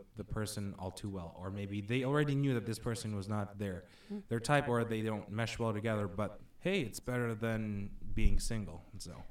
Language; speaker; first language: English; non-native, local second language; Filipino